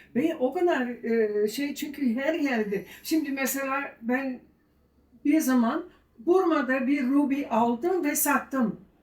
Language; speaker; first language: Turkish; non-native, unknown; German